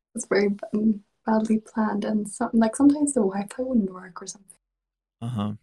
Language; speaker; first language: English; non-native, fluent; Swedish